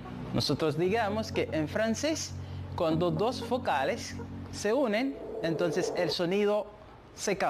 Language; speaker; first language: Spanish; non-native, fluent; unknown